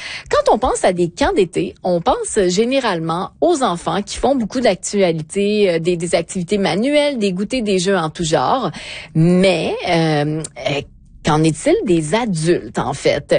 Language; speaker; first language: French; native; French